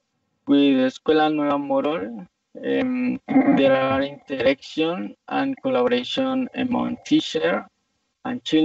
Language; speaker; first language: English; non-native, learner; Spanish